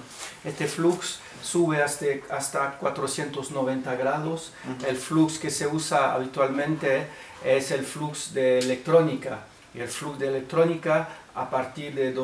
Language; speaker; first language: Spanish; non-native, fluent; French